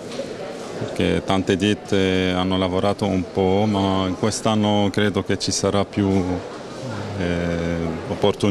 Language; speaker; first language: Italian; non-native, learner; Arabic